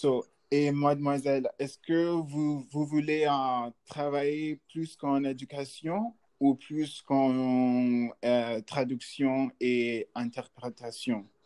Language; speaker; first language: French; non-native, learner; English